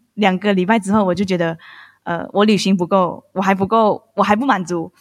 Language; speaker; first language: Chinese; native; Chinese